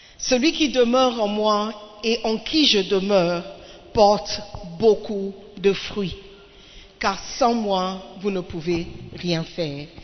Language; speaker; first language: French; non-native, fluent; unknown